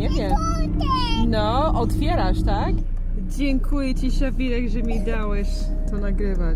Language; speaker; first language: Polish; non-native, learner; English